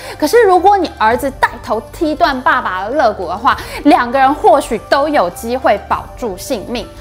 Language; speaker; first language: Chinese; native; Chinese